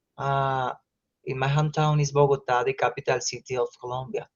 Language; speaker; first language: English; non-native, learner; Spanish